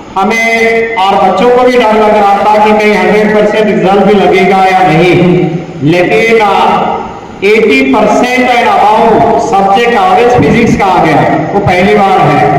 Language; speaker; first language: Hindi; non-native, local second language; Marathi